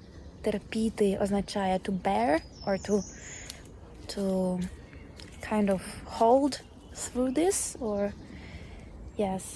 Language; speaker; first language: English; non-native, fluent; Ukrainian